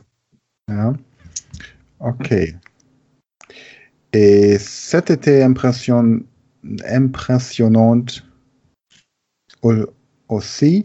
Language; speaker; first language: French; non-native, learner; German